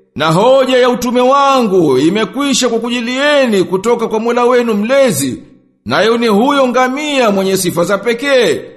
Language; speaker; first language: Swahili; native; Swahili